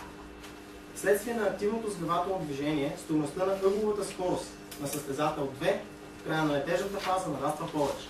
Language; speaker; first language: Bulgarian; native; Bulgarian